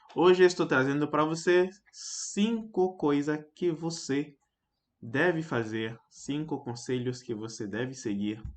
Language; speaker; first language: Portuguese; non-native, fluent; French